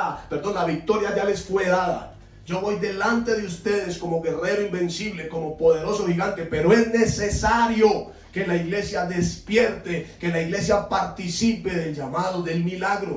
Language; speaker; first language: Spanish; native; Spanish